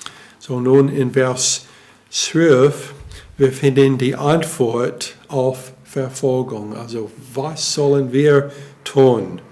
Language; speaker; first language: German; non-native, fluent; English